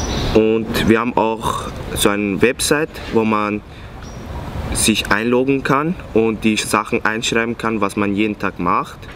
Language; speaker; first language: German; non-native, fluent; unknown